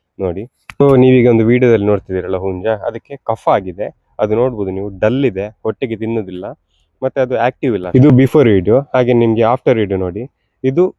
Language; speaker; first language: Kannada; non-native, local second language; Tulu